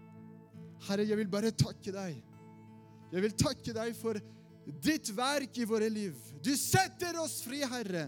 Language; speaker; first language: Norwegian; non-native, fluent; French